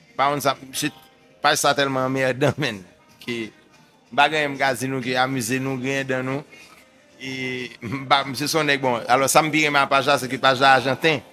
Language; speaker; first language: Haitian Creole; native; Haitian Creole